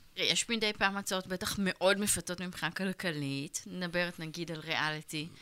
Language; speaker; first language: Hebrew; native; Hebrew